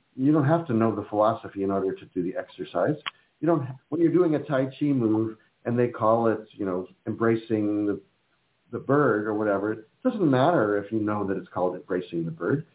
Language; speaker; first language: English; native; English